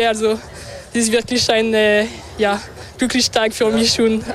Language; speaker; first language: German; non-native, local second language; French